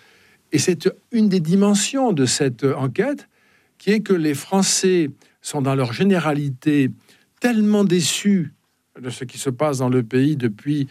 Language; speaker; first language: French; native; French